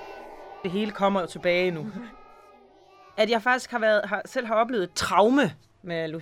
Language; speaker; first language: Danish; native; Danish